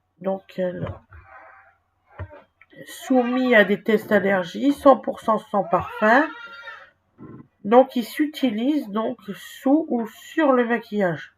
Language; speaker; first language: French; native; French